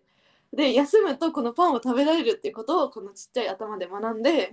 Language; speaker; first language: Japanese; native; Japanese